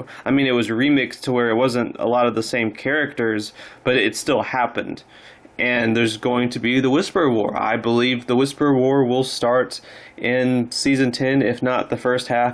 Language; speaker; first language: English; native; English